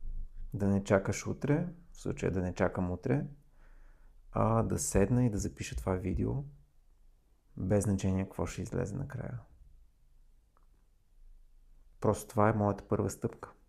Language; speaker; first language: Bulgarian; native; Bulgarian